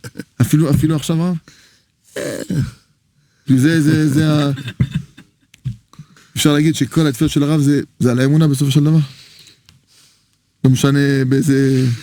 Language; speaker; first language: Hebrew; non-native, fluent; French